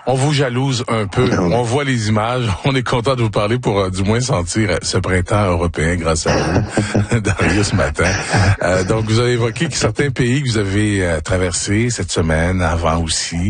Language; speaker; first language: French; native; French